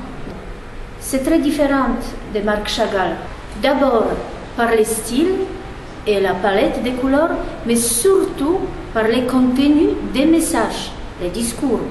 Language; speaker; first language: French; non-native, fluent; Polish